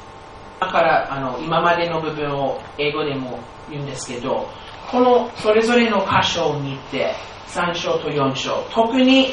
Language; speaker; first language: Japanese; non-native, fluent; English